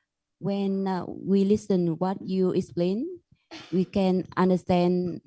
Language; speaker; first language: English; non-native, learner; Vietnamese